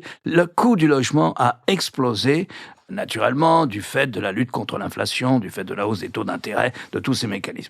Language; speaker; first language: French; native; French